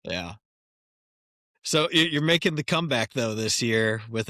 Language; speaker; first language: English; native; English